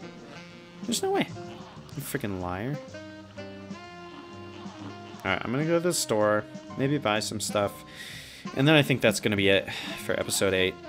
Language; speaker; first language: English; native; English